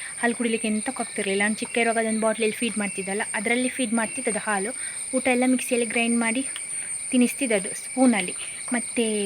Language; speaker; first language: Kannada; native; Kannada